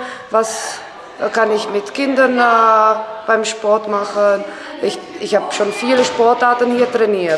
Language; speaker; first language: German; non-native, fluent; Czech